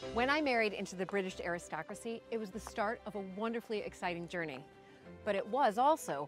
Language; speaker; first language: English; native; English